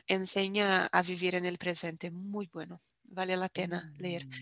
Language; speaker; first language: Spanish; non-native, fluent; Portuguese